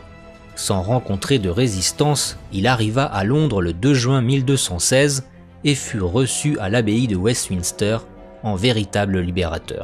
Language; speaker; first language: French; native; French